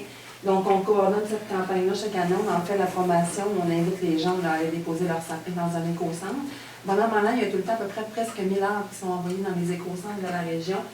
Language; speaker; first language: French; native; French